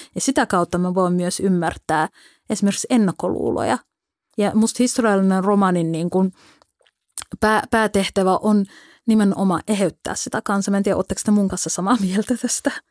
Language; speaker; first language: Finnish; early bilingual, other home language; Somali